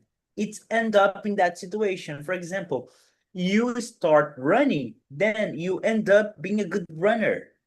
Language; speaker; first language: English; non-native, fluent; Portuguese